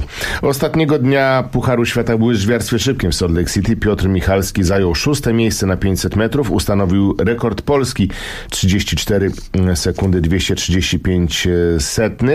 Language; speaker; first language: Polish; native; Polish